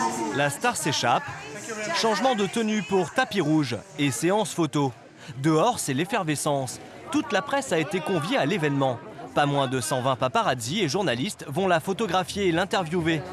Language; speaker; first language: French; native; French